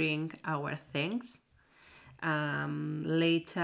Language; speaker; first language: English; non-native, learner; Spanish